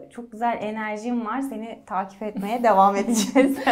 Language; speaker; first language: Turkish; native; Turkish